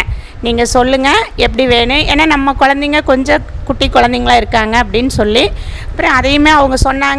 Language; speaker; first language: Tamil; native; Tamil